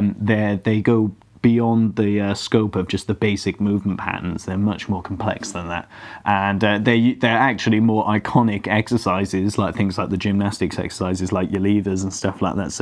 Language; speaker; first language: English; native; English